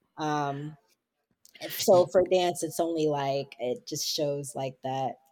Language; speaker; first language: English; native; English